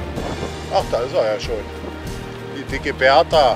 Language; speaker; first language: German; native; German